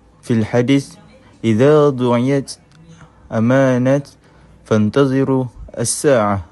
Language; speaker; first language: Arabic; non-native, learner; Malay